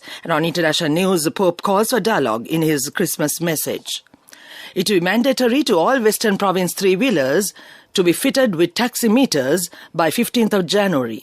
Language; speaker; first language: English; non-native, local second language; Sinhala